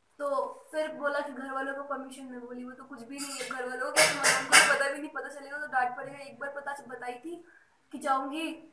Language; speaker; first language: Hindi; native; Hindi